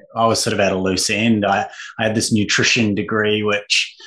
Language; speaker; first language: English; native; English